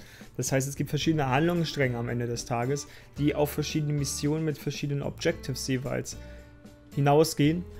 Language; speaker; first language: German; native; German